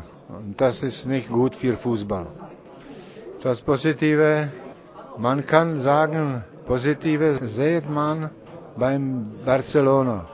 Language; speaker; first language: German; non-native, learner; Czech